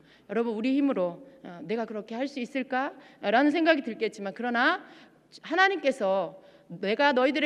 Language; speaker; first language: Korean; native; Korean